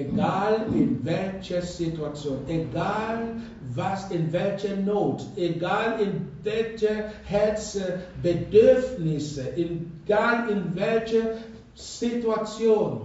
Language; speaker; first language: German; non-native, fluent; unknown